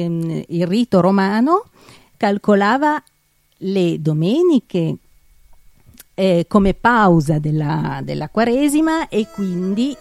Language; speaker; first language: Italian; native; Italian